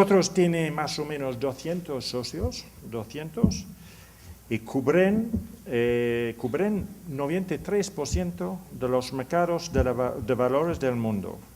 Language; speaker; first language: Spanish; non-native, learner; English